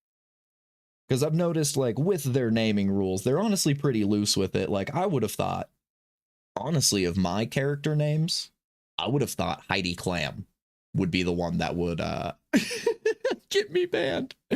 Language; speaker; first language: English; native; English